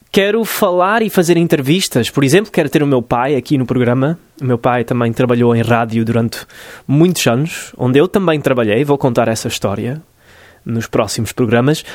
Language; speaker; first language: Portuguese; early bilingual, other home language; English